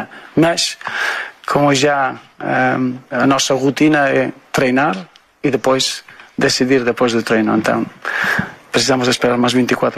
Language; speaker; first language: Portuguese; non-native, fluent; Spanish